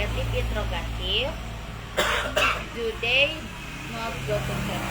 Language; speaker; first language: English; non-native, learner; Indonesian